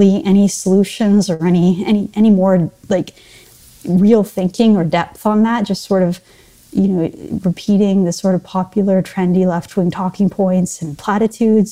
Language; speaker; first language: English; native; English